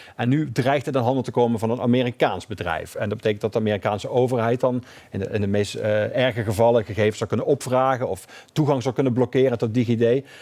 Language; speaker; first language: Dutch; native; Dutch